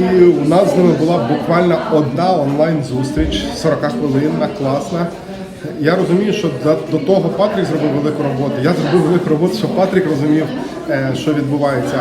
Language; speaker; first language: Ukrainian; native; Ukrainian